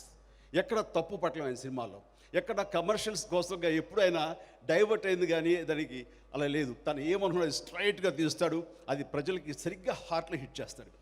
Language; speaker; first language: Telugu; native; Telugu